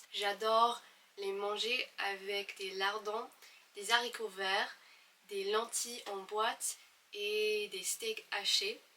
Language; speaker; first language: French; non-native, fluent; English